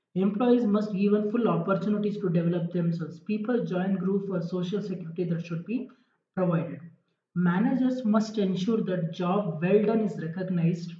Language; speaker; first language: English; non-native, local second language; Kannada